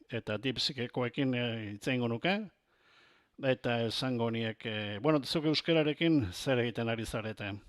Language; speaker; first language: Basque; non-native, local second language; Spanish